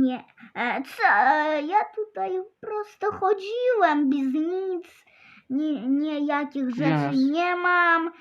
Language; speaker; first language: Polish; non-native, learner; Russian